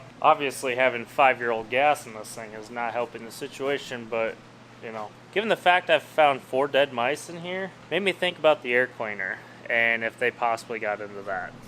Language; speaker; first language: English; native; English